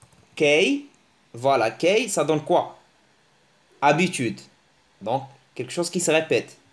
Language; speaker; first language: French; early bilingual, other home language; Arabic